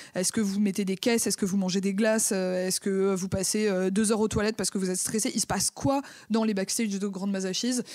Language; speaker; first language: French; native; French